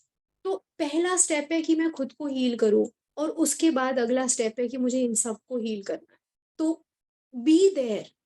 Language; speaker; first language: Hindi; native; Hindi